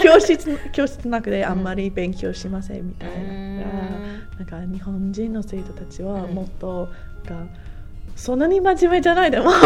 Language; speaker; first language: Japanese; non-native, learner; English